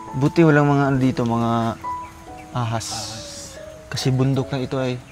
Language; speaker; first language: Filipino; non-native, local second language; Cebuano